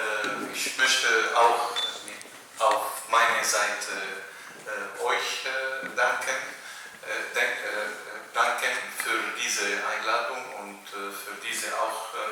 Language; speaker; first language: German; non-native, learner; Arabic